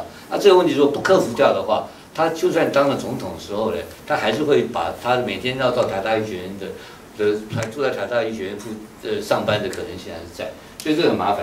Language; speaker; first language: Chinese; native; Chinese